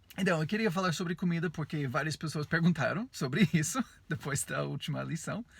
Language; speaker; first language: Portuguese; non-native, fluent; English